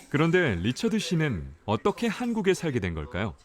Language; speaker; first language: Korean; native; Korean